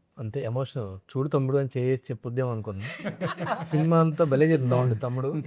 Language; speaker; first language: Telugu; native; Telugu